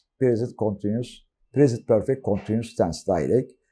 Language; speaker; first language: English; non-native, fluent; Turkish